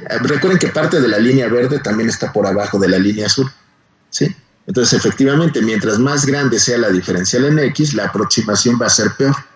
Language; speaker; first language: Spanish; native; Spanish